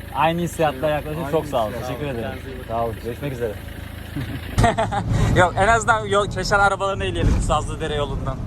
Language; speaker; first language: Turkish; native; Turkish